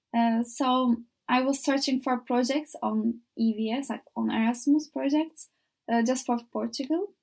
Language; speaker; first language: English; non-native, learner; Turkish